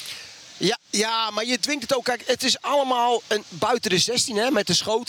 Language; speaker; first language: Dutch; native; Dutch